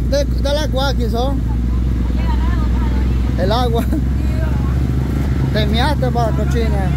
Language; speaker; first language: Spanish; native; Spanish